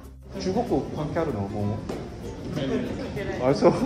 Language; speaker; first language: Japanese; non-native, fluent; Korean